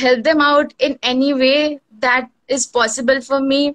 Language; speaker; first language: English; non-native, local second language; Bangla